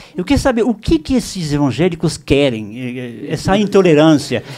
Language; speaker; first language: Portuguese; non-native, fluent; French